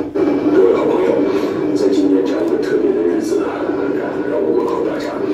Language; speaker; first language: Chinese; native; Chinese